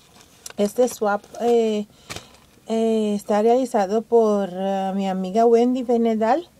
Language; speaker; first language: Spanish; early bilingual, heritage; Spanish